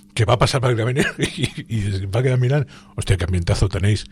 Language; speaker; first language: Spanish; non-native, local second language; Catalan